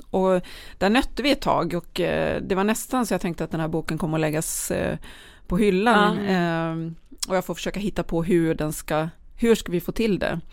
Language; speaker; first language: Swedish; native; Swedish